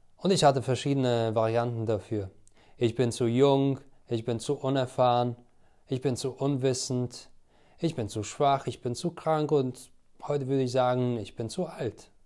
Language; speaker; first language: German; non-native, fluent; Albanian